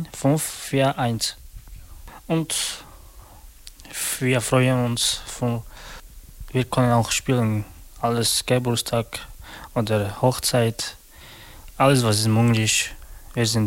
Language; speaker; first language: German; non-native, learner; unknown